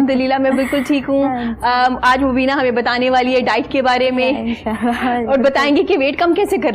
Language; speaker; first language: Urdu; native; Urdu